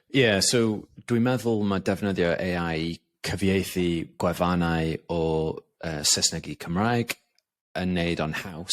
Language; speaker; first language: Welsh; non-native, local second language; English